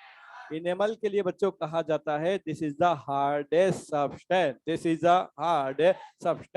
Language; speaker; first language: Hindi; native; Hindi